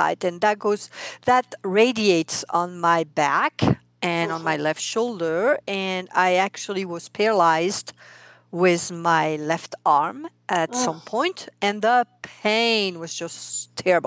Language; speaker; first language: English; non-native, fluent; French